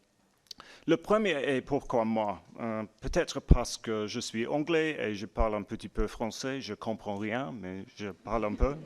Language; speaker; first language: French; non-native, learner; English